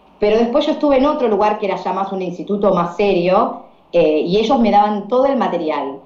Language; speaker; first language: Spanish; native; Spanish